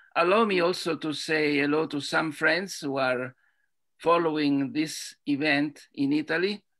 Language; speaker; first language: English; non-native, fluent; Italian